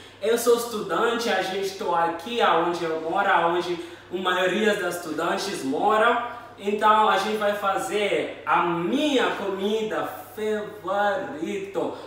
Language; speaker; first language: Portuguese; non-native, learner; Xhosa